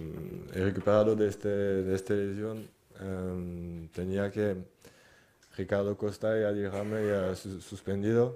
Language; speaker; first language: Spanish; non-native, fluent; French